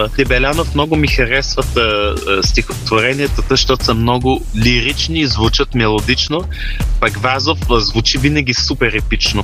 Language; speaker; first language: Bulgarian; early bilingual, heritage; Bulgarian